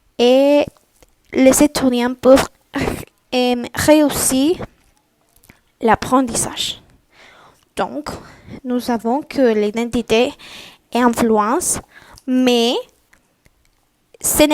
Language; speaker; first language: French; non-native, learner; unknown